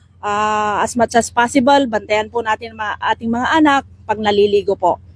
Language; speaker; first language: Filipino; non-native, local second language; Pangasinan